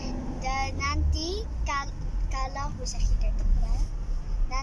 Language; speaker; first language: Indonesian; early bilingual, heritage; Indonesian